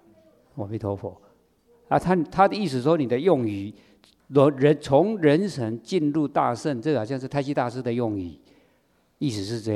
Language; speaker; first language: Chinese; native; Chinese